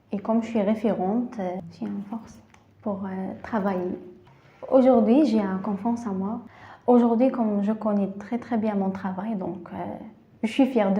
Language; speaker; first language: French; non-native, learner; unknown